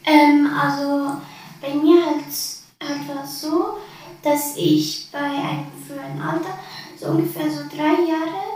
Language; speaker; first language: German; early bilingual, other home language; Arabic